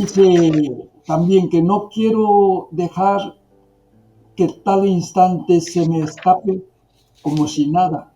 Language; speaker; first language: Spanish; non-native, fluent; Japanese